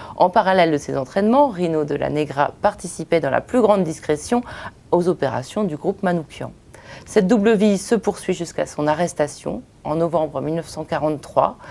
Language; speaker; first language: French; native; French